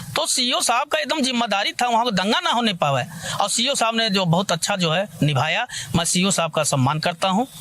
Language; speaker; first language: Hindi; native; Hindi